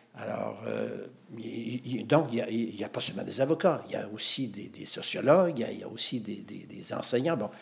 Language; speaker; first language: French; native; French